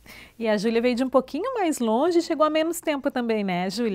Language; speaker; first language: Portuguese; native; Portuguese